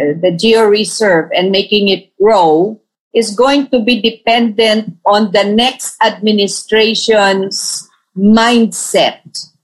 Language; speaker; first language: English; non-native, local second language; Tausug